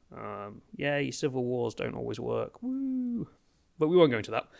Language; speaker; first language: English; native; English